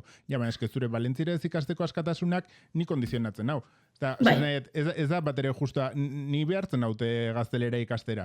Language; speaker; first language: Basque; native; Basque